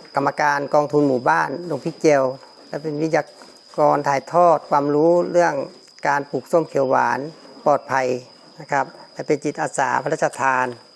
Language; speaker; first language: Thai; native; Thai